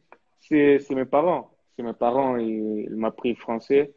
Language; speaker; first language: French; early bilingual, heritage; French